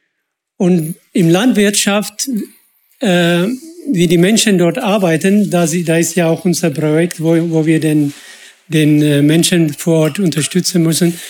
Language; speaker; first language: German; non-native, fluent; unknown